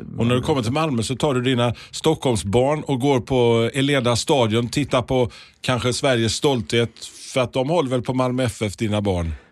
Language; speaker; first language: Swedish; native; Swedish